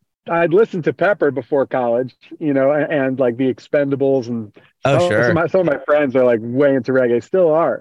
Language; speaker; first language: English; native; English